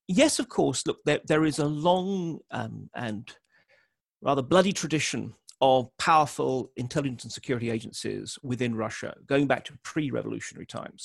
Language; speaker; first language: English; native; English